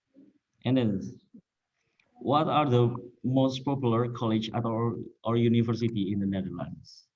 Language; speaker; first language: English; non-native, learner; Indonesian